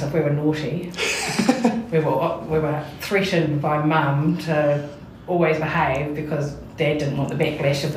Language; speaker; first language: English; native; English